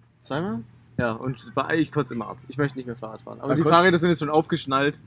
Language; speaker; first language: German; native; German